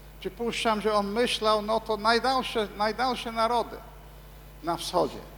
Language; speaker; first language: Polish; non-native, fluent; English